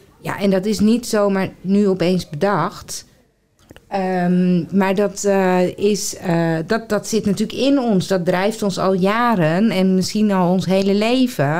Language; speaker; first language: Dutch; native; Dutch